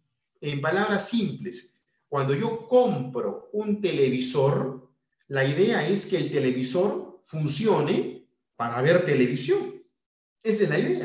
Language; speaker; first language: Spanish; native; Spanish